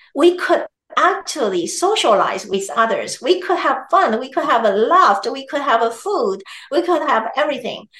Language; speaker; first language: English; non-native, fluent; Chinese